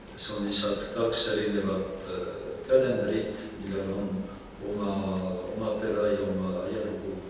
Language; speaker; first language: Estonian; non-native, fluent; French